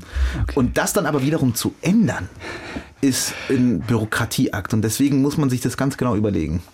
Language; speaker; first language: German; early bilingual, other home language; Arabic